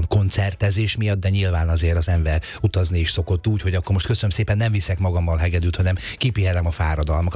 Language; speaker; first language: Hungarian; native; Hungarian